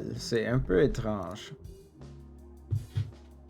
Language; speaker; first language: French; non-native, local second language; English